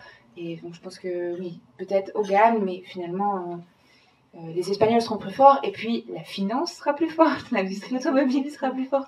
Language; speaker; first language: French; native; French